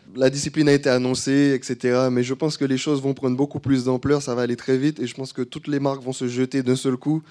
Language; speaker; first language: French; native; French